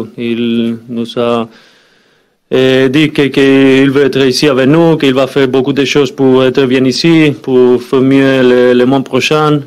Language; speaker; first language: French; non-native, learner; Spanish